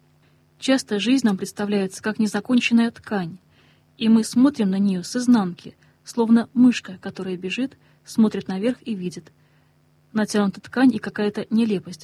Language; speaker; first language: Russian; native; Russian